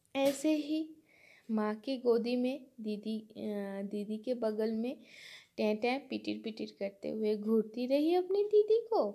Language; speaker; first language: Hindi; non-native, local second language; Bangla